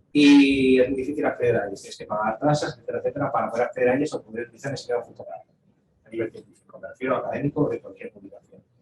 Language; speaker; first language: Spanish; native; Spanish